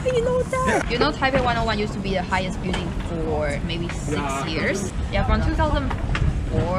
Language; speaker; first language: English; non-native, fluent; Chinese